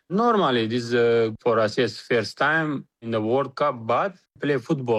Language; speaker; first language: English; non-native, learner; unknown